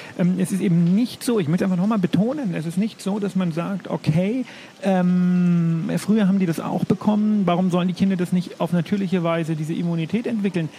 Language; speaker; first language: German; native; German